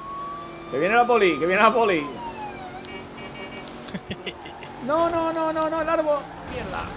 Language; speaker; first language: Spanish; native; Spanish